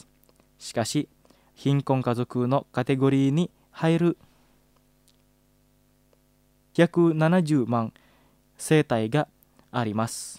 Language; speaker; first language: Japanese; non-native, fluent; Indonesian